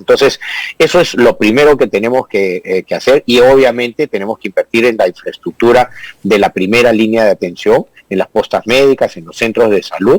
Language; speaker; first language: Spanish; native; Spanish